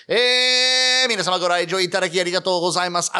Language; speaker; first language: Japanese; non-native, fluent; English